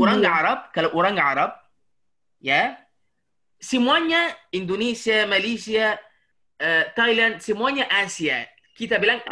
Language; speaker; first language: Indonesian; non-native, learner; Arabic